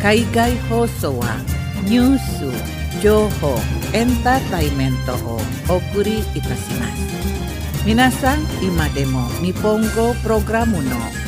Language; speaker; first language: Japanese; non-native, fluent; Indonesian